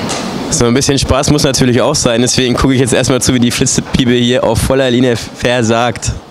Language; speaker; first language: German; native; German